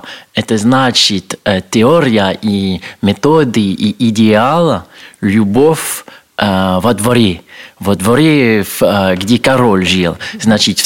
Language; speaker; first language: Russian; non-native, learner; French